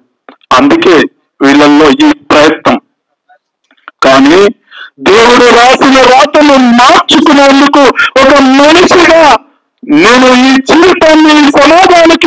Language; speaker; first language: Telugu; native; Telugu